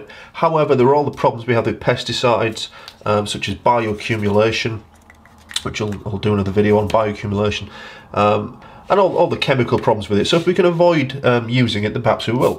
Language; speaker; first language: English; native; English